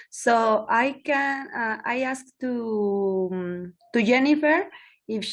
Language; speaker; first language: English; non-native, learner; Spanish